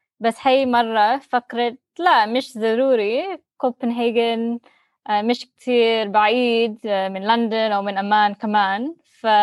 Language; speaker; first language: Arabic; non-native, learner; English